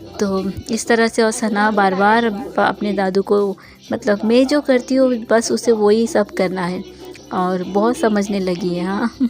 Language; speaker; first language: Hindi; non-native, local second language; Bangla